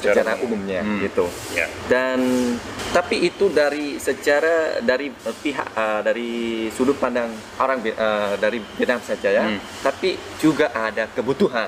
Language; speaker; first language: Indonesian; non-native, fluent; Vietnamese